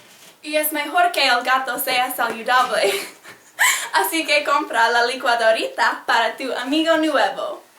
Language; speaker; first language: Spanish; non-native, learner; English